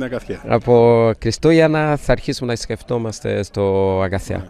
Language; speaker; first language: Greek; non-native, fluent; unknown